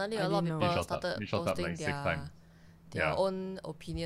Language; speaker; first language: English; early bilingual, other home language; Chinese